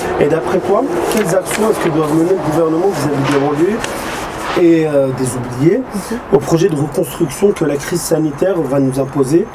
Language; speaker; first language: French; early bilingual, other home language; Arabic